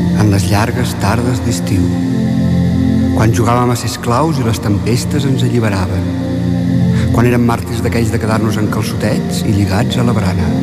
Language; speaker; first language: Catalan; native; Catalan